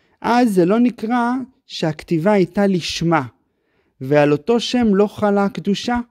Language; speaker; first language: Hebrew; native; Hebrew